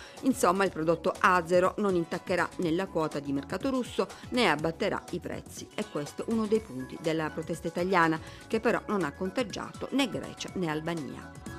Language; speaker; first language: Italian; native; Italian